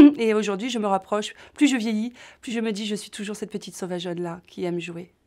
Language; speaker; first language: French; native; French